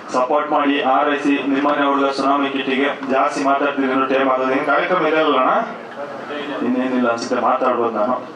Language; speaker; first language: Kannada; native; Kannada